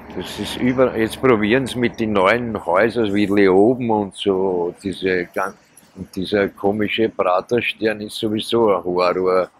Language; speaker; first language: German; native; German